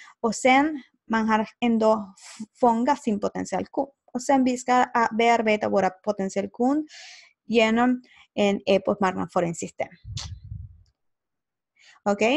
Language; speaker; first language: Swedish; non-native, learner; Spanish